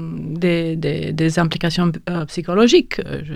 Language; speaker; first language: French; non-native, fluent; Romanian